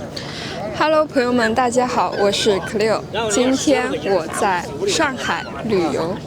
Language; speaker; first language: Chinese; non-native, fluent; French